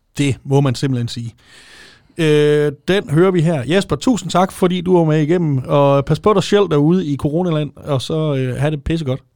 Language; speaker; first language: Danish; native; Danish